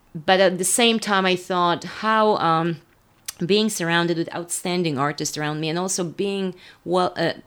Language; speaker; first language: English; non-native, fluent; Polish